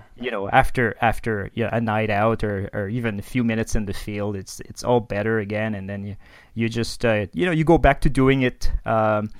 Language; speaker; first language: English; non-native, fluent; French